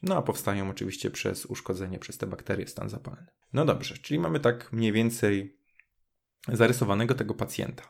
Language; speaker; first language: Polish; native; Polish